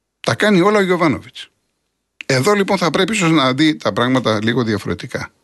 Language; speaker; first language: Greek; native; Greek